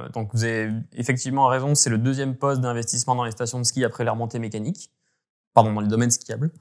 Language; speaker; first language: French; native; French